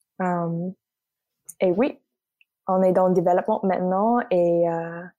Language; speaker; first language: French; non-native, local second language; English